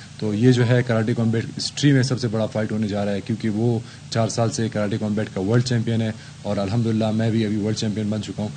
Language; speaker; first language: Urdu; non-native, local second language; Baluchi